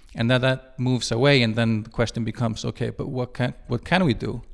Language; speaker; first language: English; non-native, fluent; Icelandic